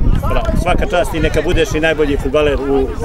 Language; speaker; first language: Serbian; native; Serbian